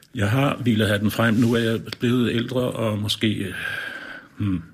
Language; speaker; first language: Danish; native; Danish